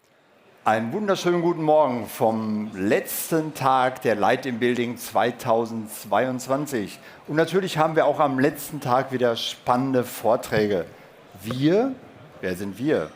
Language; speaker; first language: German; native; German